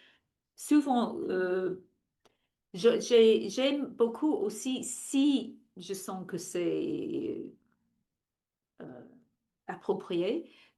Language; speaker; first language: French; non-native, fluent; English